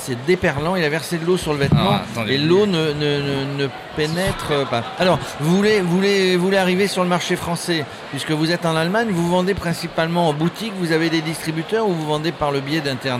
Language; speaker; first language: French; native; French